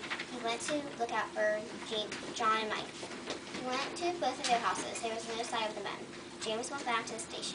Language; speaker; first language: English; native; English